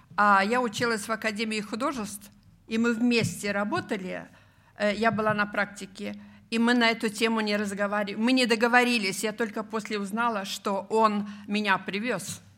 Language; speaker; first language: Russian; non-native, local second language; Latvian